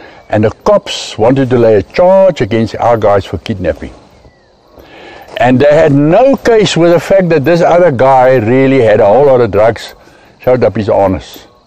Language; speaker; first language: English; non-native, local second language; Afrikaans